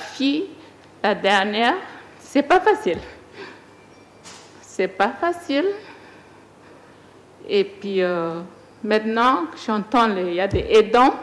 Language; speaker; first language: French; non-native, learner; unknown